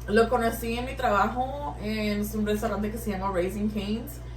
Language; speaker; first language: Spanish; early bilingual, heritage; Spanish